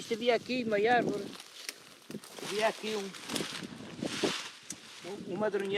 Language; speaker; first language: Portuguese; native; Portuguese